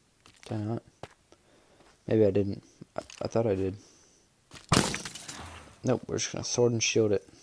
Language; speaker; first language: English; native; English